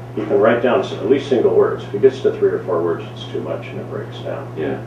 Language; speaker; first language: English; native; English